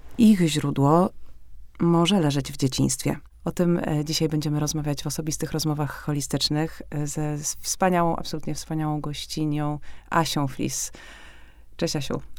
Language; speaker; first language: Polish; native; Polish